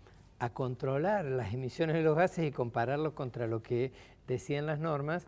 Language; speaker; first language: Spanish; native; Spanish